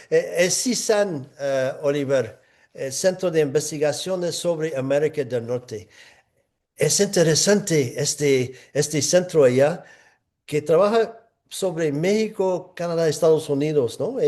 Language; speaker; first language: Spanish; non-native, fluent; English